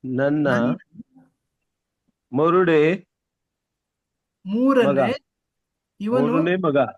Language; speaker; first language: Kannada; non-native, learner; Hindi